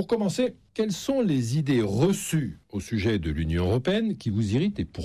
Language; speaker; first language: French; native; French